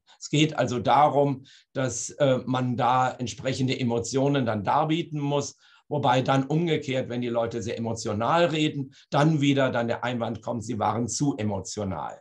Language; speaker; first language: German; native; German